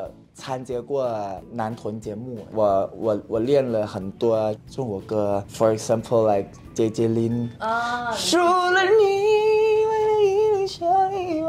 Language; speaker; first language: Chinese; non-native, learner; Thai